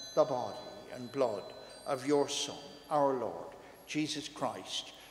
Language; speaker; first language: English; native; English